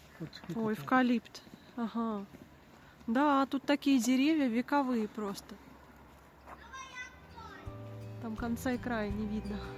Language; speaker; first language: Russian; native; Russian